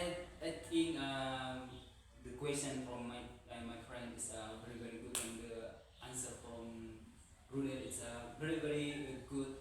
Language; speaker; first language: English; non-native, learner; Indonesian